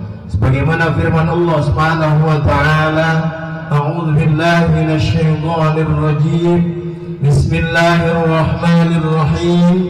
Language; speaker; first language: Indonesian; native; Indonesian